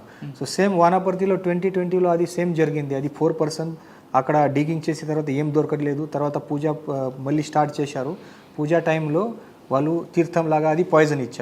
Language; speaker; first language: Telugu; non-native, fluent; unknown